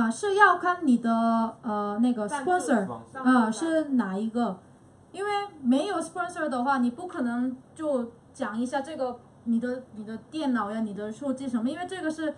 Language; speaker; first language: Chinese; non-native, fluent; Korean